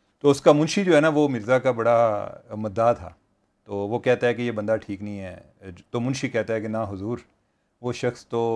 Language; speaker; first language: Urdu; non-native, local second language; Punjabi